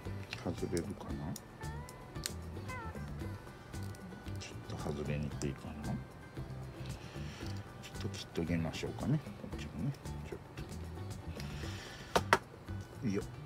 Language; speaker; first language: Japanese; native; Japanese